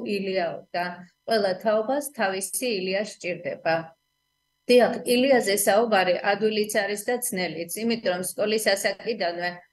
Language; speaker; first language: Georgian; native; Georgian